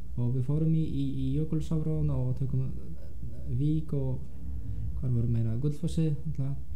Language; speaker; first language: Icelandic; early bilingual, other home language; Polish